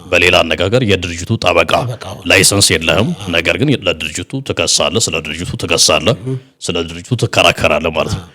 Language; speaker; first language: Amharic; non-native, local second language; Wolaytta